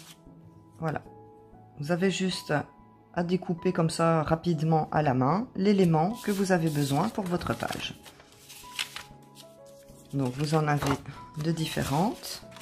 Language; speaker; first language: French; native; French